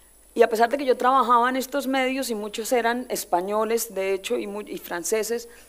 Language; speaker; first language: Spanish; native; Spanish